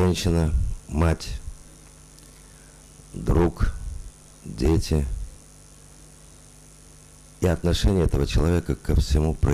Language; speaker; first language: Russian; non-native, local second language; Uzbek